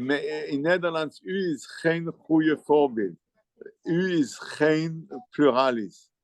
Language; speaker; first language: Dutch; non-native, fluent; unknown